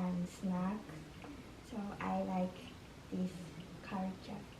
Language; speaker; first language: English; non-native, learner; Japanese